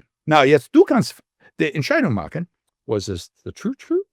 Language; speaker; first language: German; non-native, learner; English